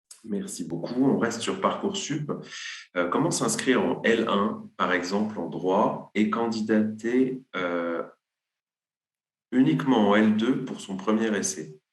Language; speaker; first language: French; native; French